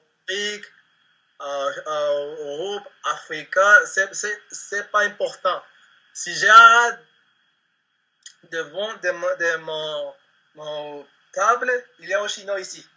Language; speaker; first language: French; non-native, learner; Spanish